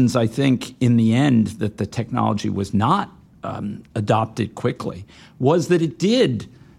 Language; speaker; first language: English; native; English